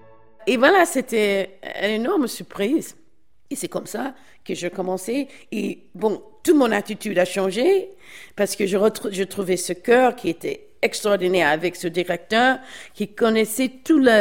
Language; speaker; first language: French; non-native, fluent; English